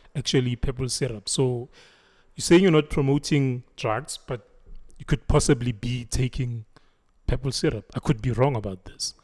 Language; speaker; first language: English; non-native, local second language; Zulu